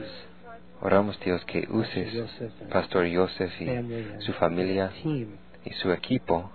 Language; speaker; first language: Spanish; non-native, learner; English